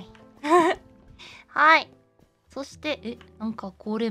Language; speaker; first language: Japanese; non-native, learner; English